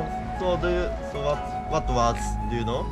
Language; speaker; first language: English; non-native, learner; Japanese